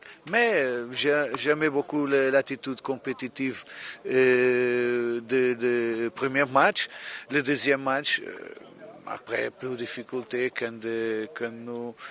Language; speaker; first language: French; non-native, fluent; Portuguese